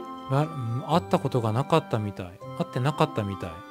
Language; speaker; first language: Japanese; native; Japanese